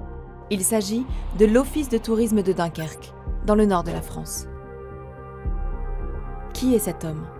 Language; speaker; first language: French; native; French